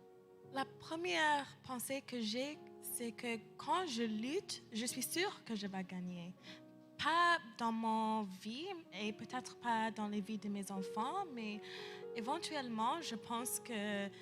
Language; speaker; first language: French; early bilingual, heritage; English